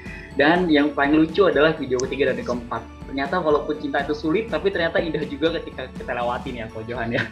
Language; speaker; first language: Indonesian; native; Indonesian